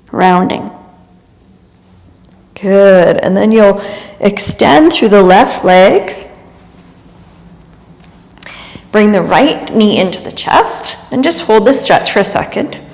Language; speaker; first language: English; native; English